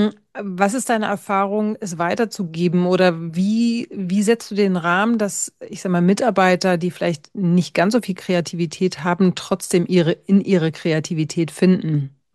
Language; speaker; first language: German; native; German